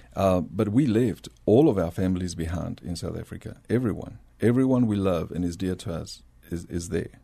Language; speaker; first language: English; early bilingual, other home language; Spanish